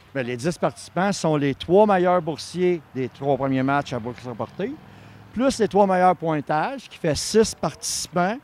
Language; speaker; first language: French; native; French